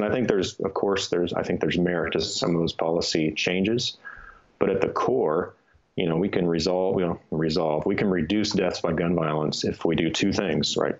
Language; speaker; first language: English; native; English